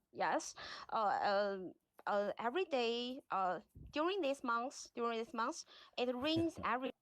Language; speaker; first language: English; non-native, learner; Chinese